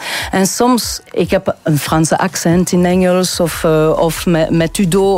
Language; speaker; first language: Dutch; non-native, local second language; French